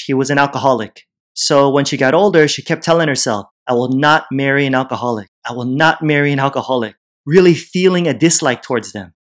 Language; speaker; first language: English; native; English